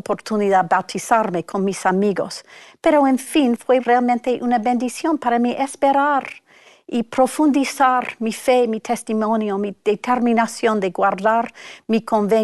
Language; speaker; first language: Spanish; non-native, fluent; English